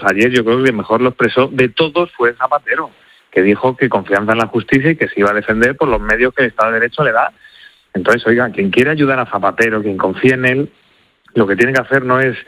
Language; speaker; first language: Spanish; native; Spanish